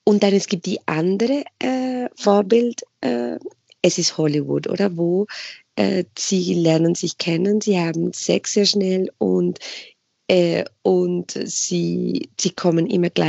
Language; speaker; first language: German; non-native, fluent; Spanish